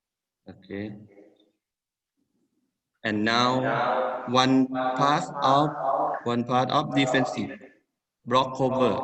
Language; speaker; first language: English; non-native, learner; Thai